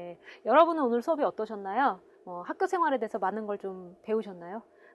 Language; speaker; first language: Korean; native; Korean